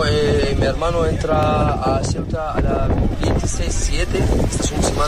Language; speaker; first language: Spanish; non-native, learner; Arabic